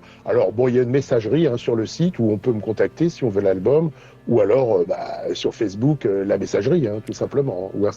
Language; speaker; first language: French; native; French